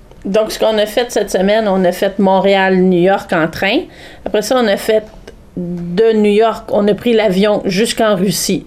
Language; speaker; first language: French; native; French